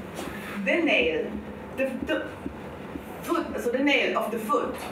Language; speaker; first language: English; non-native, fluent; German